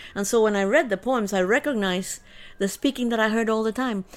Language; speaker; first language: English; early bilingual, other home language; Spanish